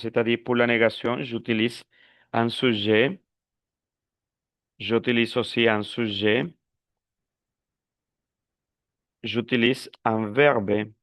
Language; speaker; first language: French; non-native, fluent; Spanish